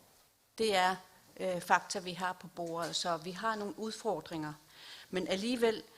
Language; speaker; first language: Danish; non-native, local second language; Kalaallisut